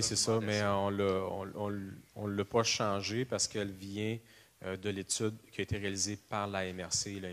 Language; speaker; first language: French; native; French